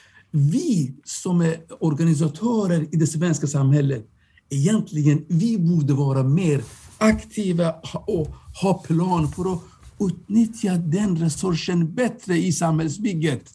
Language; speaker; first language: Swedish; non-native, fluent; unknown